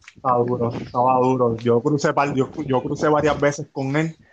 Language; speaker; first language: Spanish; native; Spanish